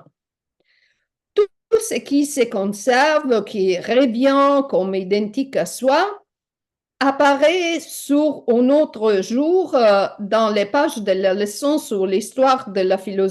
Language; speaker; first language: French; non-native, fluent; Italian